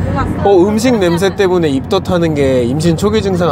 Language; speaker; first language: Korean; native; Korean